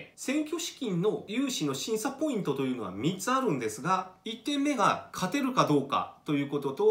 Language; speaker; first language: Japanese; native; Japanese